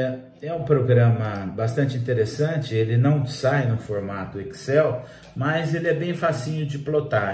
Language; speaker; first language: Portuguese; native; Portuguese